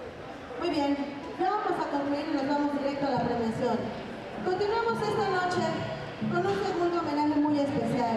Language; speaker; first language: Spanish; native; Spanish